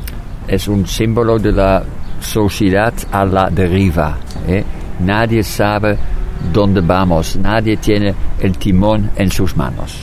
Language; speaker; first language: Spanish; non-native, fluent; Dutch